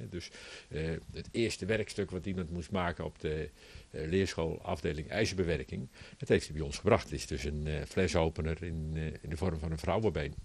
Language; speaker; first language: Dutch; native; Dutch